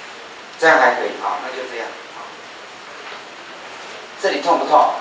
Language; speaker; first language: Chinese; native; Chinese